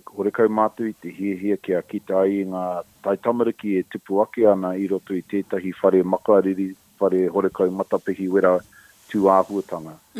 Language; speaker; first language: Māori; non-native, local second language; English